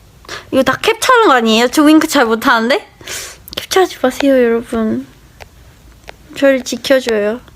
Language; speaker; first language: Korean; early bilingual, heritage; English